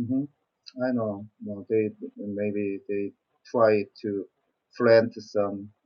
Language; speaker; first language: English; non-native, learner; Korean